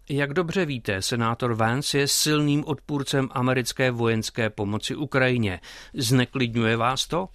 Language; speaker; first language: Czech; native; Czech